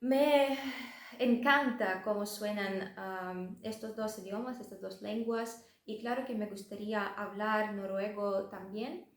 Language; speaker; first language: Spanish; non-native, fluent; Russian